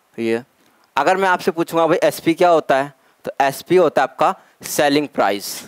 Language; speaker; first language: Hindi; native; Hindi